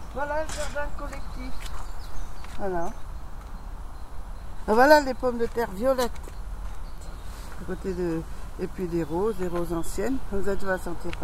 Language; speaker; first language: French; native; French